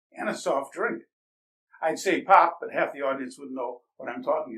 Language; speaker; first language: English; native; English